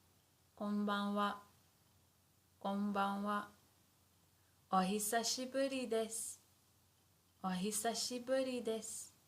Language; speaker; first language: Japanese; non-native, fluent; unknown